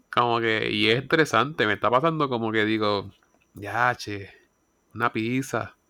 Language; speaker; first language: Spanish; native; Spanish